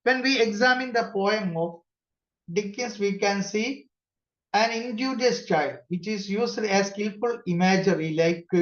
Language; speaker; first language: English; non-native, local second language; Malayalam